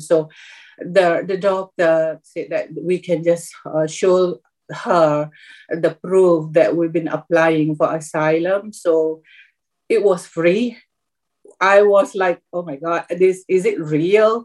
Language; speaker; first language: English; non-native, local second language; Malay